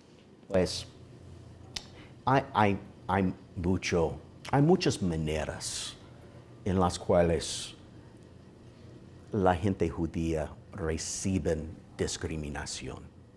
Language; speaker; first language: Spanish; non-native, learner; English